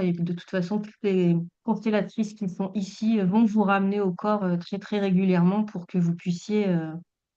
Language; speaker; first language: French; native; French